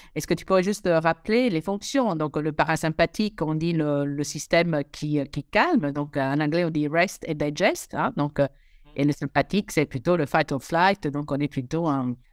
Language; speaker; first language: French; non-native, fluent; English